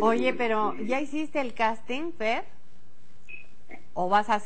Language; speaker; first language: Spanish; native; Spanish